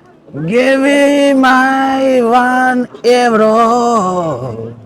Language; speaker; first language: English; non-native, learner; Lithuanian